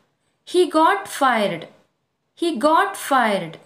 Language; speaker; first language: English; non-native, local second language; Kannada